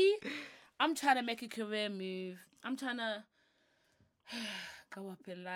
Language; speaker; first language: English; non-native, local second language; Yoruba